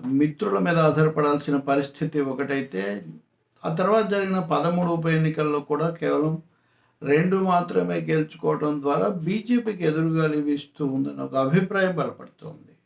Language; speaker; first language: Telugu; native; Telugu